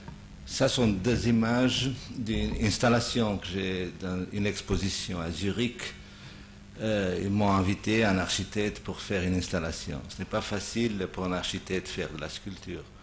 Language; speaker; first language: French; non-native, fluent; Portuguese